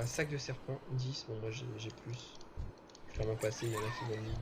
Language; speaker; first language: French; native; French